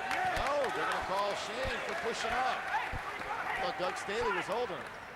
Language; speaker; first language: English; native; English